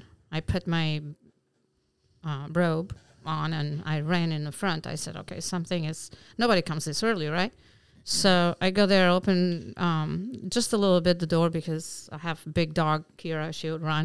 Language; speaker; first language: English; non-native, fluent; Albanian